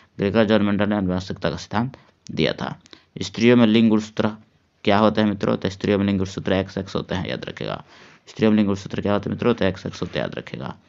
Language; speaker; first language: Hindi; native; Hindi